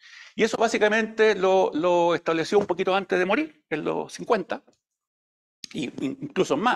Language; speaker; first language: Spanish; native; Spanish